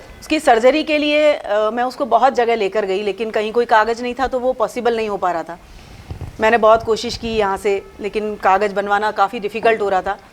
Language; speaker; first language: Hindi; native; Hindi